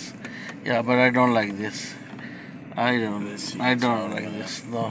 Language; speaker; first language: English; non-native, fluent; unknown